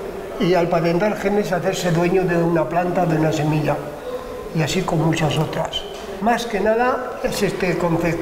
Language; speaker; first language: Spanish; native; Spanish